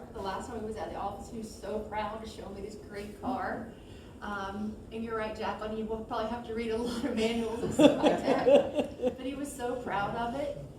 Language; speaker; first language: English; native; English